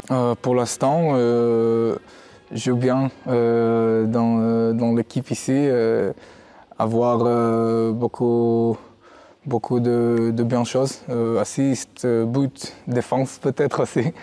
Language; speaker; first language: French; non-native, learner; Hebrew